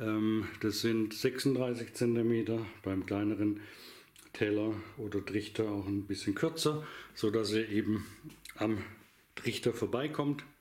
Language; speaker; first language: German; native; German